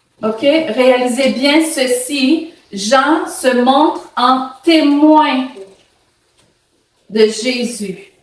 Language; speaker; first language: French; native; French